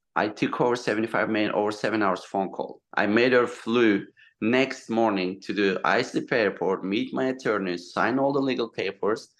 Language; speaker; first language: English; non-native, fluent; Turkish